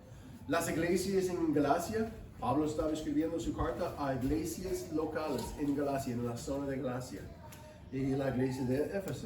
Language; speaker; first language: Spanish; non-native, fluent; English